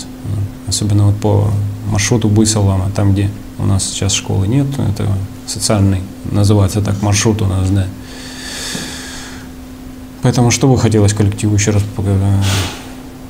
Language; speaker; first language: Russian; native; Russian